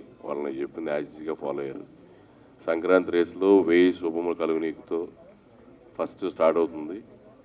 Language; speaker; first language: Telugu; native; Telugu